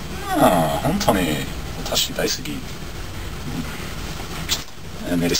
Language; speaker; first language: Japanese; non-native, learner; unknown